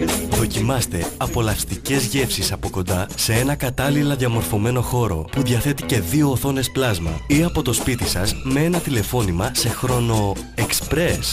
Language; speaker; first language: Greek; native; Greek